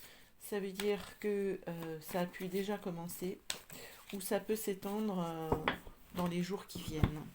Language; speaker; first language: French; native; French